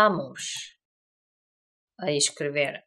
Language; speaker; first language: Portuguese; non-native, fluent; Chinese